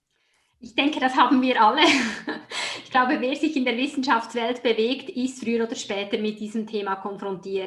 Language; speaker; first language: German; native; German